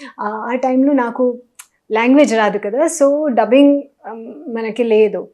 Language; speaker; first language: Telugu; non-native, learner; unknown